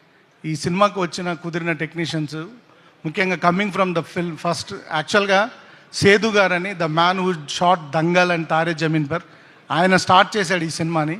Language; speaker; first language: Telugu; native; Telugu